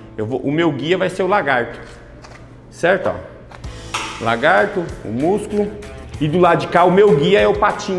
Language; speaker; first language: Portuguese; native; Portuguese